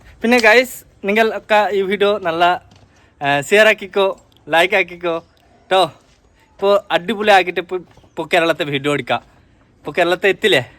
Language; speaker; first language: Malayalam; non-native, local second language; Bangla